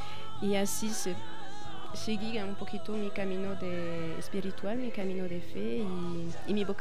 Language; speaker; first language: Spanish; non-native, fluent; French